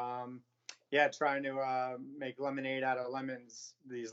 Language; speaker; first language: English; native; English